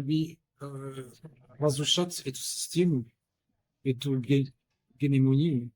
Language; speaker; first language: Russian; non-native, learner; French